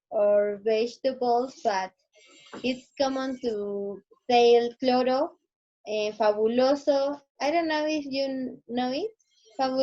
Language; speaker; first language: English; non-native, learner; Spanish